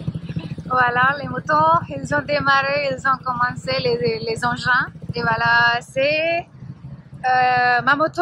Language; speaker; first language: French; non-native, learner; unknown